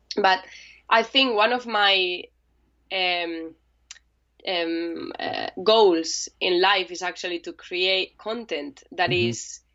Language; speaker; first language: English; non-native, fluent; Spanish